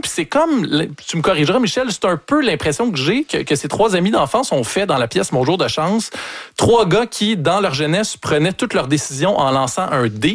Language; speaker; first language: French; native; French